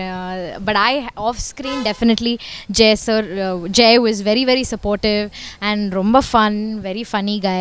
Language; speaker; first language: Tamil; non-native, learner; Malayalam